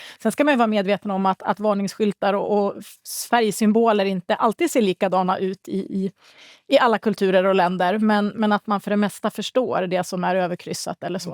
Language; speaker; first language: Swedish; native; Swedish